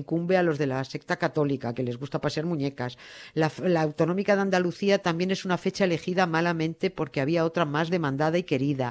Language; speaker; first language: Spanish; native; Spanish